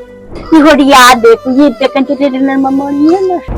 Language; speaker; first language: Kannada; native; Kannada